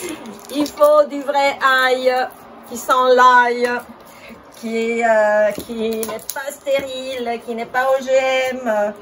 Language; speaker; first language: French; non-native, fluent; Italian